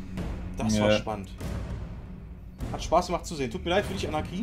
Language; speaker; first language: German; native; German